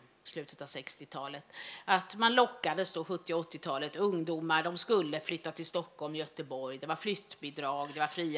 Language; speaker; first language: Swedish; native; Swedish